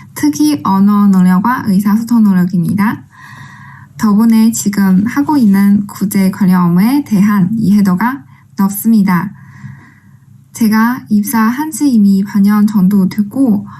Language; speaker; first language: Korean; non-native, fluent; Chinese